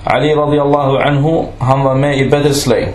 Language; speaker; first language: Danish; non-native, local second language; Arabic